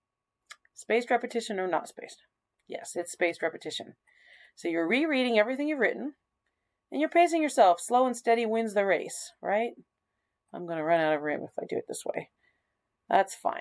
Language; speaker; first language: English; native; English